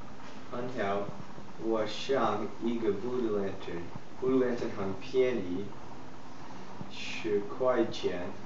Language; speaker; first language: Chinese; non-native, learner; English